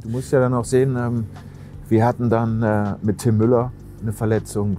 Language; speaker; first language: German; native; German